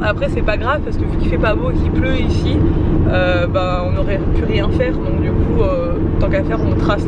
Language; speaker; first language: French; native; French